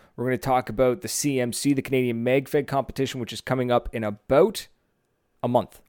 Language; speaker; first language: English; native; English